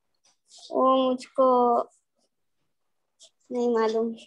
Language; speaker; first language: Hindi; non-native, local second language; Gujarati